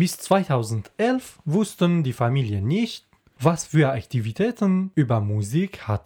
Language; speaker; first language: German; non-native, learner; Persian